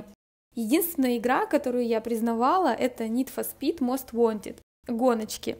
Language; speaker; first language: Russian; native; Russian